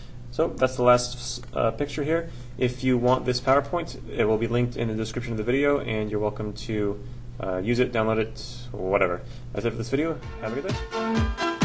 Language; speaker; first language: English; native; English